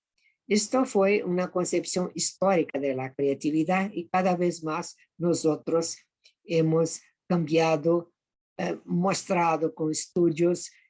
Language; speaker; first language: Spanish; non-native, fluent; Portuguese